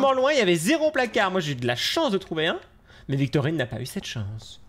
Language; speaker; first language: French; native; French